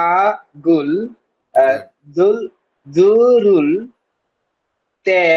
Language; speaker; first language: Korean; non-native, learner; Bangla